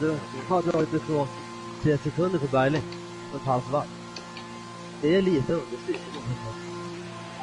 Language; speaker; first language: Swedish; native; Swedish